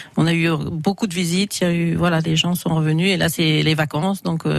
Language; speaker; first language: French; native; French